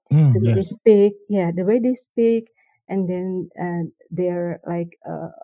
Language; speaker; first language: English; non-native, learner; Indonesian